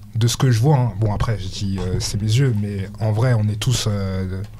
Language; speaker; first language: French; native; French